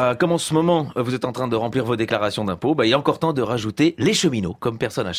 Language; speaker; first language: French; native; French